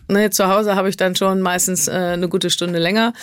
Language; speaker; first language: German; native; German